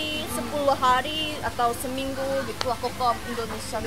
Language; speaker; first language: Indonesian; non-native, fluent; Korean